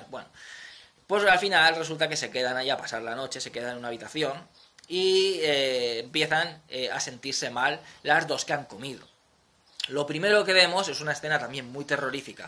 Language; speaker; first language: Spanish; native; Spanish